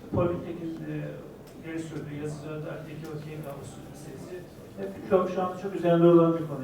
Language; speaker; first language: Turkish; native; Turkish